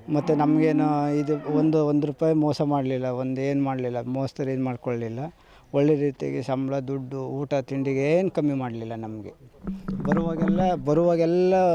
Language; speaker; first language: Kannada; native; Kannada